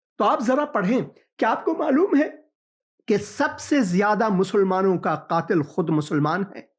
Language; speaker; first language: Urdu; non-native, fluent; Persian